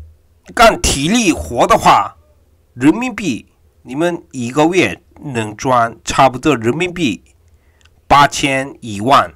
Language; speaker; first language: Chinese; non-native, fluent; Korean